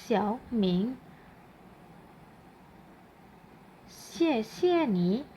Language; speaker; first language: Chinese; non-native, fluent; Malay